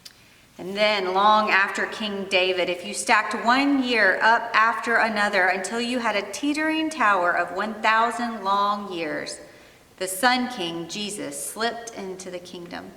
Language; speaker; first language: English; native; English